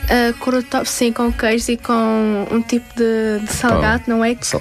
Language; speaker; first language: Portuguese; early bilingual, other home language; Tajik